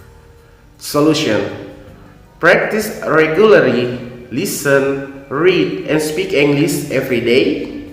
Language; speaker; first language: English; non-native, fluent; Indonesian